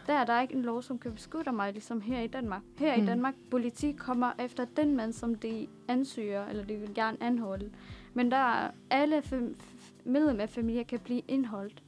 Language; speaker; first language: Danish; non-native, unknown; Arabic